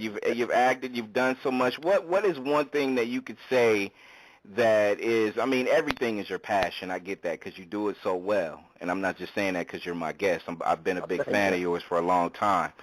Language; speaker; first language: English; native; English